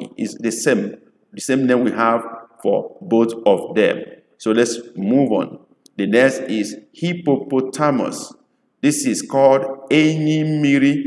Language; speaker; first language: English; non-native, local second language; Igbo